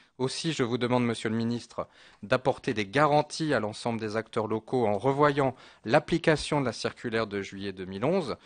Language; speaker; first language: French; native; French